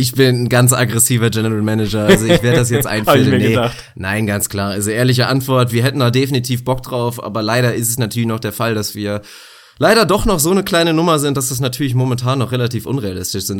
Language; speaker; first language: German; native; German